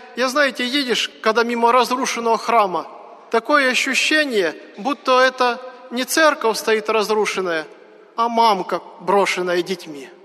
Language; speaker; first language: Russian; native; Russian